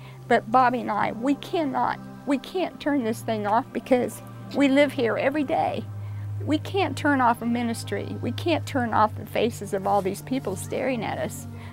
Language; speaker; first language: English; native; English